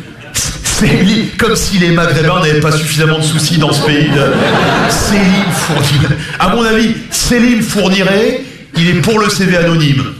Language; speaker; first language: French; native; French